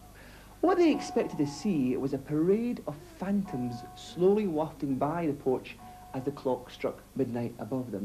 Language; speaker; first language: English; native; English